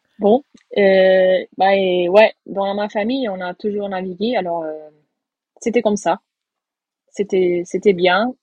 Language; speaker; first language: French; non-native, fluent; Portuguese